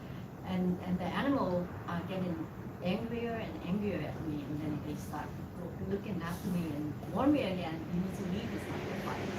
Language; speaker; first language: English; non-native, learner; Vietnamese